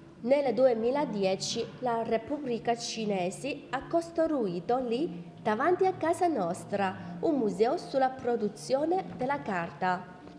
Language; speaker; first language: Italian; non-native, fluent; Chinese